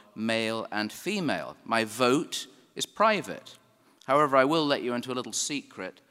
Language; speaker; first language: English; native; English